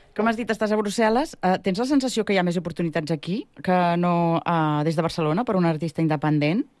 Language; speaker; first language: Catalan; native; Catalan